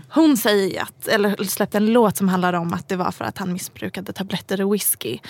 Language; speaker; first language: Swedish; native; Swedish